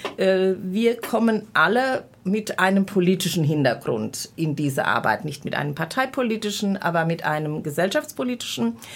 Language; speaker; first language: German; native; German